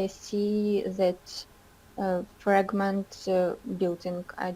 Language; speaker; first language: English; non-native, learner; Russian